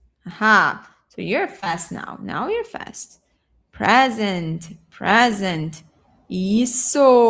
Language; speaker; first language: English; non-native, fluent; Portuguese